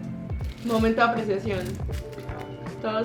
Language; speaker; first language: Spanish; native; Spanish